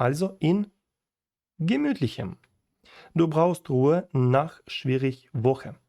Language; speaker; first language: German; non-native, learner; Ukrainian